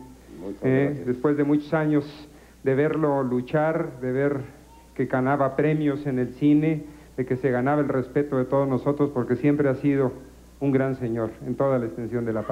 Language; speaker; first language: Spanish; native; Spanish